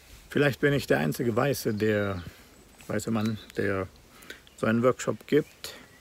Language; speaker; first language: German; native; German